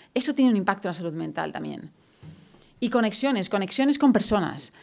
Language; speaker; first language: Spanish; native; Spanish